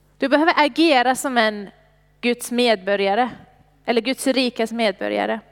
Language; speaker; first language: Swedish; non-native, fluent; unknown